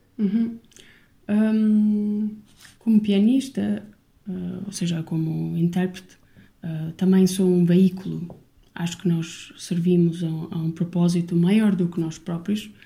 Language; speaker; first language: Portuguese; non-native, fluent; Albanian